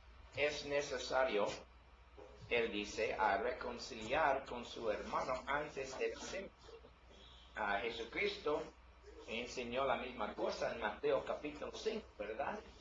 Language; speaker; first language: Spanish; non-native, learner; English